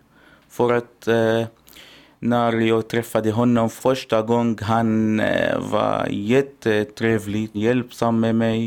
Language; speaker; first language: Swedish; non-native, learner; Arabic